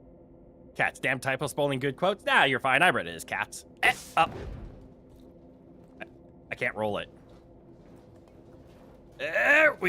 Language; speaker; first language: English; native; English